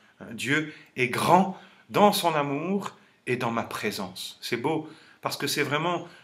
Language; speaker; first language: French; native; French